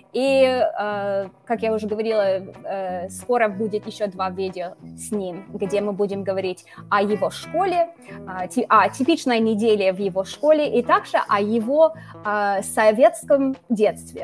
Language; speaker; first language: Russian; non-native, fluent; English